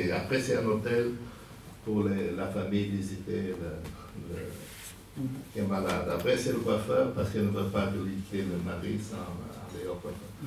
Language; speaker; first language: French; non-native, fluent; Portuguese